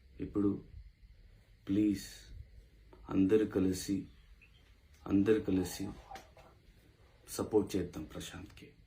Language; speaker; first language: Telugu; non-native, local second language; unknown